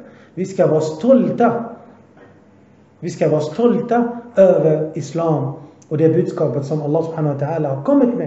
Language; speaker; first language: Swedish; early bilingual, other home language; Arabic